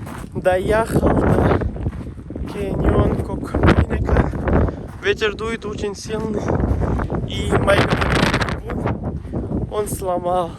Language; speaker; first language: Russian; non-native, learner; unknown